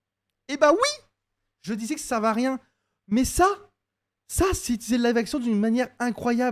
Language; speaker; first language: French; native; French